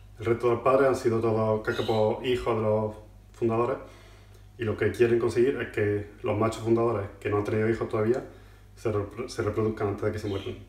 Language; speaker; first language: Spanish; native; Spanish